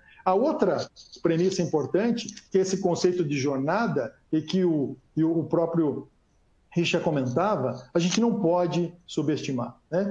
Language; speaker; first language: Portuguese; native; Portuguese